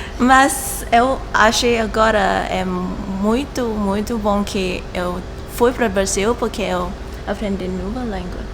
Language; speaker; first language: Portuguese; non-native, learner; Thai